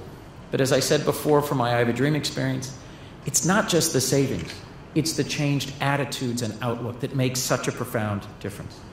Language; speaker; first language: English; native; English